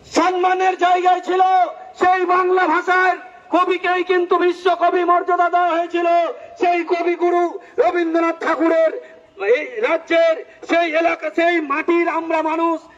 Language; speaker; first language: Bangla; native; Bangla